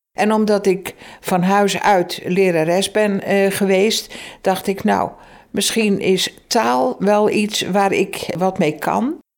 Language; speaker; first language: Dutch; native; Dutch